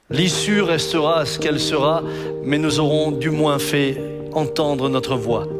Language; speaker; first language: French; native; French